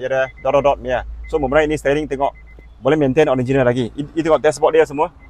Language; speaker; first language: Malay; non-native, local second language; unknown